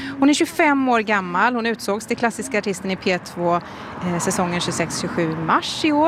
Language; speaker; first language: Swedish; native; Swedish